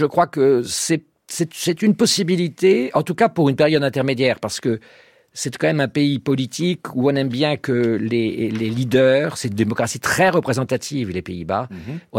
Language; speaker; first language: French; native; French